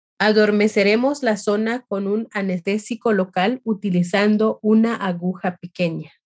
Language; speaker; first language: Spanish; non-native, fluent; English